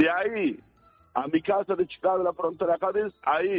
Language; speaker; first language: Spanish; non-native, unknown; Turkish